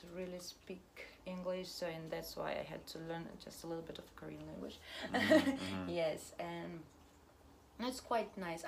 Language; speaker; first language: English; non-native, fluent; Russian